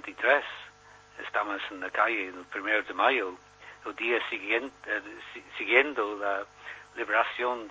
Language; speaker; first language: Spanish; non-native, learner; English